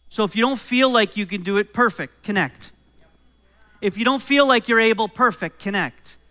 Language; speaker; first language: English; native; English